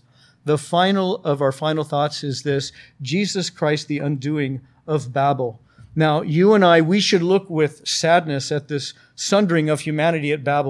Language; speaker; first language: English; native; English